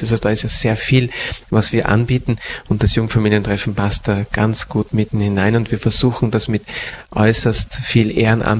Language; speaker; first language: German; native; German